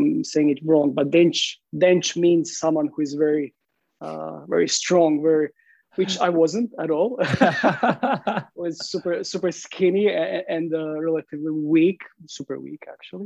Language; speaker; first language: English; non-native, fluent; Croatian